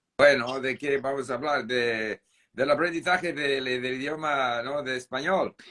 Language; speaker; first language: Spanish; non-native, fluent; English